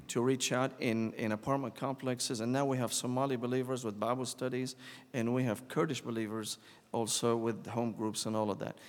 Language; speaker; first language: English; non-native, fluent; Arabic